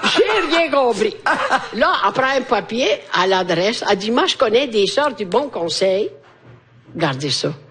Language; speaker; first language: French; non-native, fluent; Italian